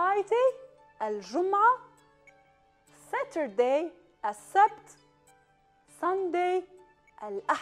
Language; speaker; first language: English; non-native, fluent; Arabic